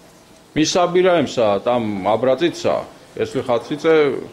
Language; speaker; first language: Russian; non-native, fluent; Georgian